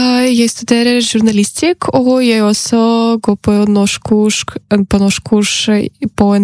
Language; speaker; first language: Norwegian; non-native, learner; Ukrainian